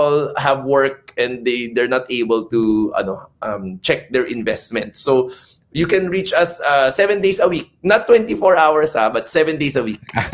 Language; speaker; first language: English; non-native, local second language; Cebuano